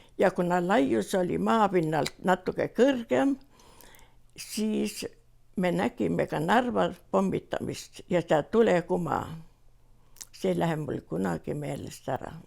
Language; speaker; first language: Estonian; native; Estonian